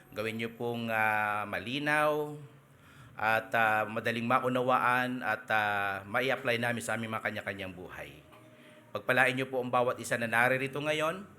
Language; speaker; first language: Filipino; native; Filipino